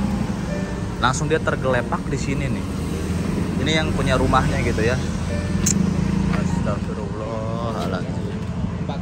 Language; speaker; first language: Indonesian; native; Indonesian